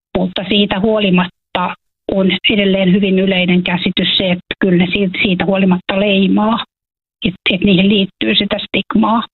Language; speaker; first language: Finnish; native; Finnish